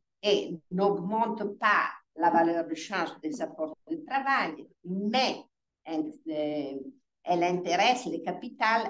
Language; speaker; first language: French; non-native, fluent; Italian